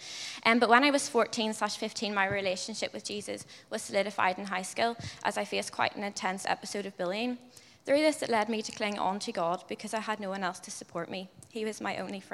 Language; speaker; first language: English; native; English